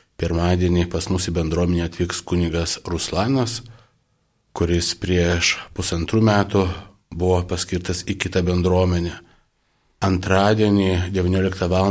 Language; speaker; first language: Lithuanian; non-native, local second language; Polish